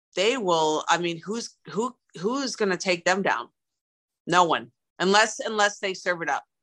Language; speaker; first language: English; native; English